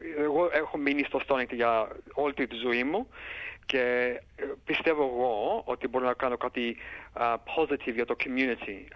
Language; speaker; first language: Greek; early bilingual, heritage; Greek